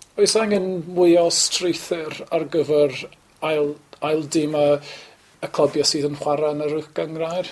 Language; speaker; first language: Welsh; native; Welsh